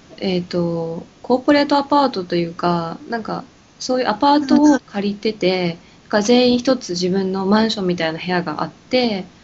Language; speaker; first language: Japanese; native; Japanese